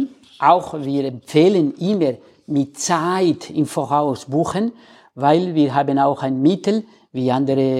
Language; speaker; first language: German; non-native, learner; Spanish